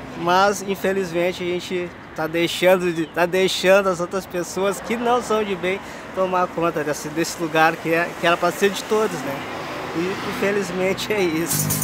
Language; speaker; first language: Portuguese; native; Portuguese